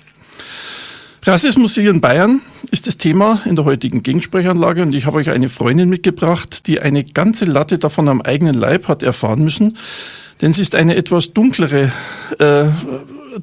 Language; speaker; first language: German; native; German